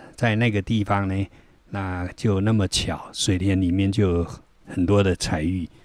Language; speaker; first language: Chinese; non-native, local second language; Min Nan Chinese